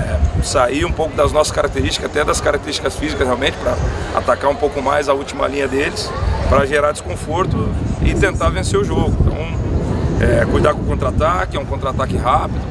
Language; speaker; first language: Portuguese; native; Portuguese